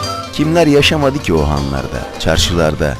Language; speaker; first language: Turkish; native; Turkish